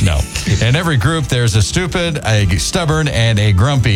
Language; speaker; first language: English; native; English